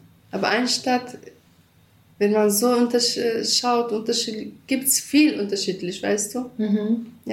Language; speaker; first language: German; non-native, learner; Kurdish